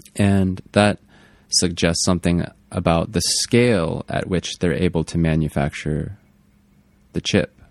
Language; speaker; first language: English; native; English